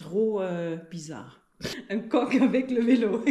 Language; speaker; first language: French; non-native, learner; German